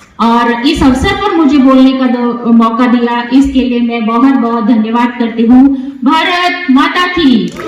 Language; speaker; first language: Hindi; non-native, local second language; Kannada